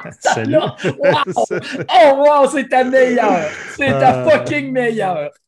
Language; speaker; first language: French; native; French